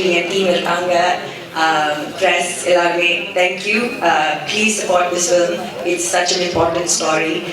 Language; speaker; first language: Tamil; early bilingual, heritage; Tamil